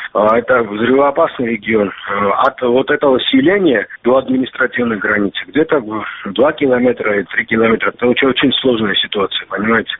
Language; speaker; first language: Russian; non-native, local second language; Georgian